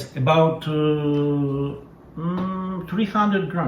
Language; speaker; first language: English; non-native, learner; Russian